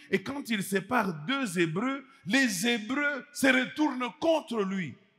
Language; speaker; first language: French; native; French